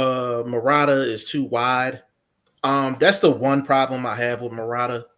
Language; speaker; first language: English; native; English